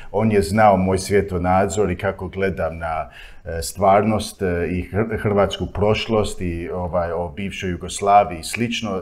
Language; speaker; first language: Croatian; early bilingual, heritage; Croatian